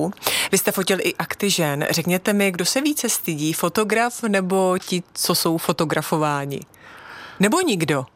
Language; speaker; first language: Czech; native; Czech